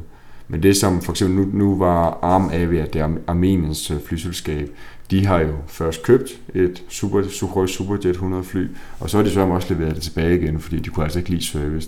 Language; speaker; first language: Danish; native; Danish